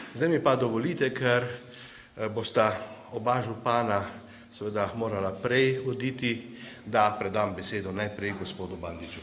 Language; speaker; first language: Slovenian; native; Slovenian